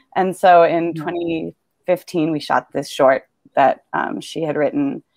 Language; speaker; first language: English; native; English